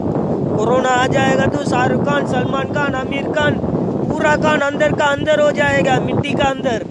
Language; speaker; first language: Hindi; non-native, learner; Tamil